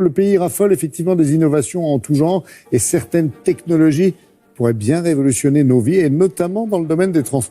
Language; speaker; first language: French; native; French